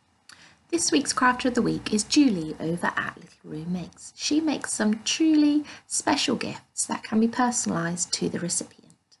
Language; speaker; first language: English; native; English